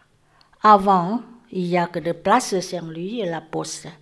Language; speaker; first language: French; non-native, learner; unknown